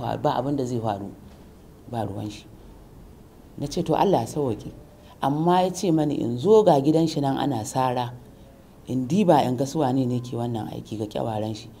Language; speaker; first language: Hausa; native; Hausa